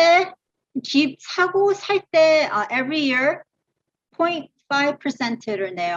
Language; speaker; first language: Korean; early bilingual, heritage; Korean